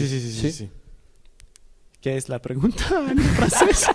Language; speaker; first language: Spanish; non-native, learner; Italian